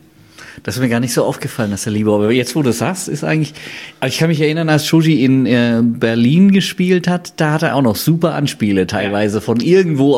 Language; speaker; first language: German; native; German